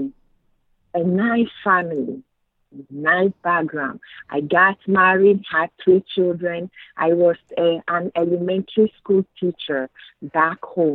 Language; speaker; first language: English; non-native, fluent; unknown